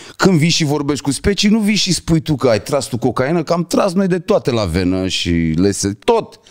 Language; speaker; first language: Romanian; native; Romanian